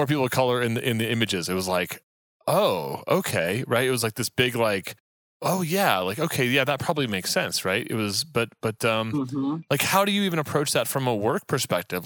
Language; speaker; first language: English; native; English